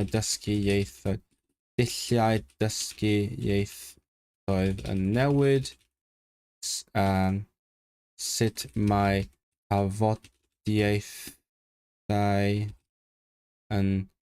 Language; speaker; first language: Welsh; non-native, learner; Cantonese